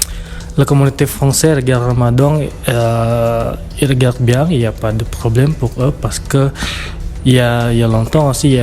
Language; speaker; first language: French; non-native, fluent; Indonesian